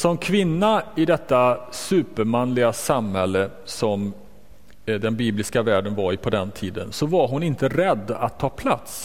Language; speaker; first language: Swedish; native; Swedish